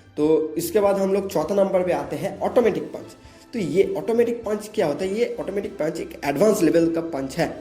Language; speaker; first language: Hindi; non-native, local second language; Bangla